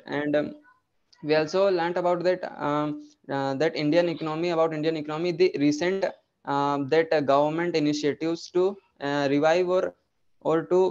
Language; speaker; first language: English; non-native, local second language; Hindi